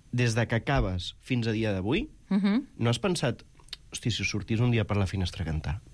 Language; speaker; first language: Catalan; native; Catalan